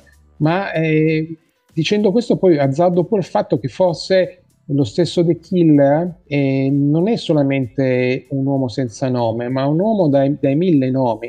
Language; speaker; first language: Italian; native; Italian